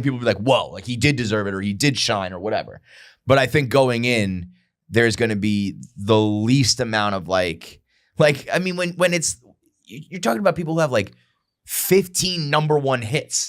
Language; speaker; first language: English; native; English